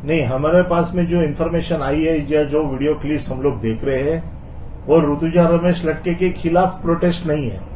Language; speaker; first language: Hindi; non-native, local second language; Marathi